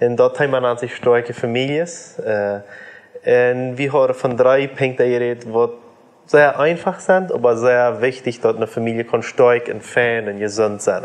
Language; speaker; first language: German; non-native, learner; Plautdietsch